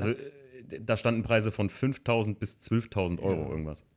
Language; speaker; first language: German; native; German